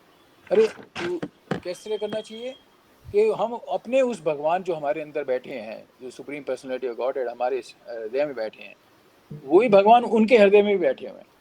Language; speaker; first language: Hindi; native; Hindi